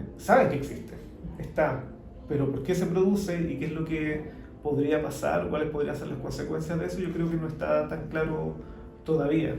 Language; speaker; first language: Spanish; native; Spanish